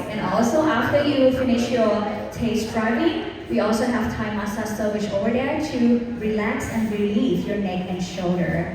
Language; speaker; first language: English; non-native, fluent; Thai